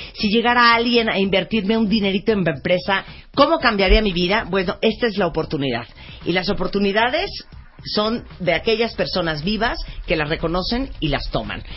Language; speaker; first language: Spanish; early bilingual, other home language; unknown